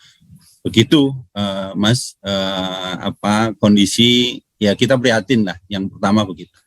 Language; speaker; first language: Indonesian; native; Indonesian